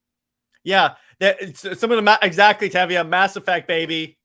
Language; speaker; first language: English; native; English